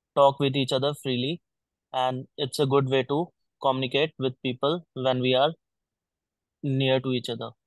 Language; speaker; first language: English; non-native, local second language; Punjabi